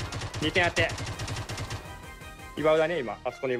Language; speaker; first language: Japanese; native; Japanese